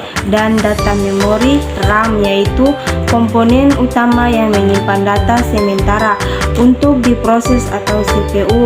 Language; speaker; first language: Indonesian; native; Indonesian